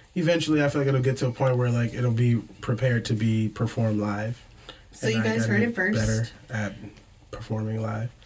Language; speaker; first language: English; native; English